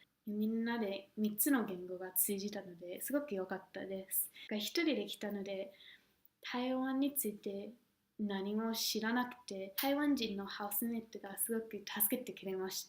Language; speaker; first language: Japanese; non-native, fluent; English